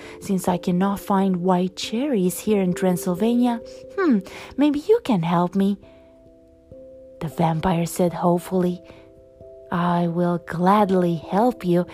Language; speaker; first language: English; non-native, fluent; Romanian